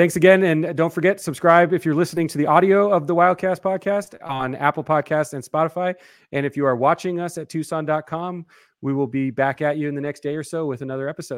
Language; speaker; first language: English; native; English